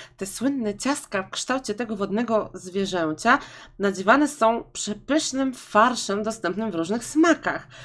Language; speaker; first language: Polish; native; Polish